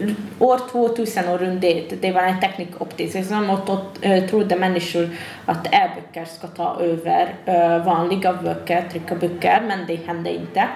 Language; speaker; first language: Swedish; non-native, fluent; Hungarian